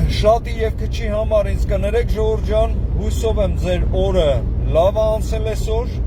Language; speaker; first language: Armenian; native; Armenian